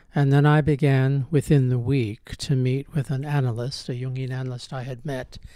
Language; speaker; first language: English; native; English